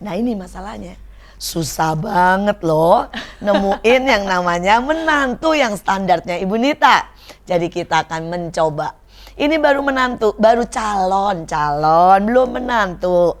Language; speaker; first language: Indonesian; native; Indonesian